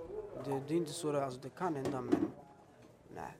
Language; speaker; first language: Swedish; early bilingual, other home language; Albanian